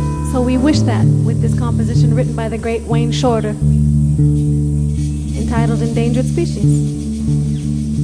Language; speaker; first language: English; native; English